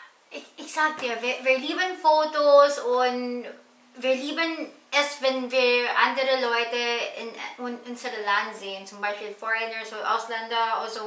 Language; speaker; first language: German; non-native, learner; Filipino